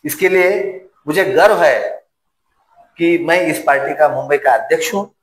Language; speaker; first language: Hindi; non-native, local second language; Marathi